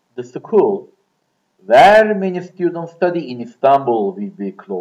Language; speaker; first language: English; non-native, fluent; Turkish